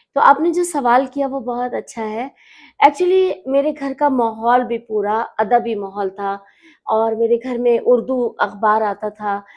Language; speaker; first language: Urdu; native; Urdu